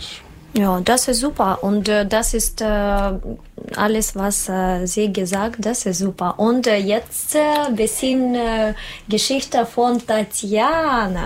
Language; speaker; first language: German; non-native, learner; Russian